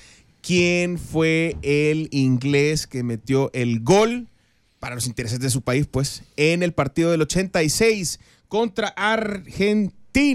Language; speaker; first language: Spanish; native; Spanish